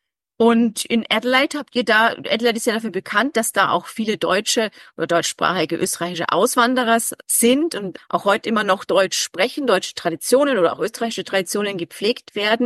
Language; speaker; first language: German; native; German